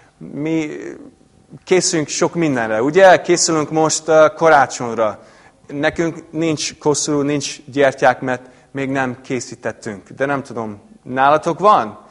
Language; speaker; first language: Hungarian; non-native, fluent; English